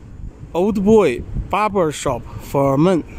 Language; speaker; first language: English; non-native, learner; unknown